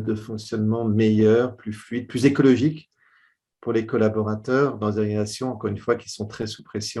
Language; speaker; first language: French; native; French